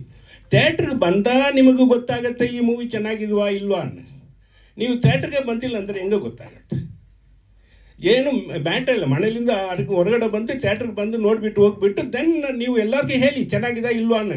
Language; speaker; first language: Kannada; non-native, learner; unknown